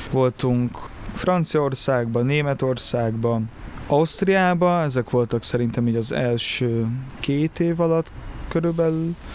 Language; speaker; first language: Hungarian; early bilingual, other home language; Portuguese